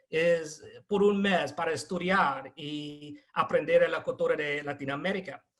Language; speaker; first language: Spanish; non-native, fluent; English